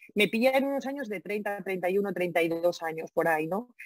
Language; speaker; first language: Spanish; native; Spanish